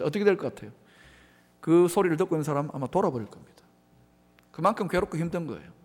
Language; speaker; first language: Korean; native; Korean